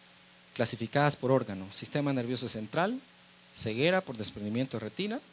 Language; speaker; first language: Spanish; native; Spanish